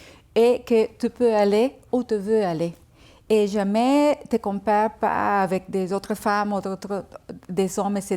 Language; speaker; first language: French; non-native, fluent; Spanish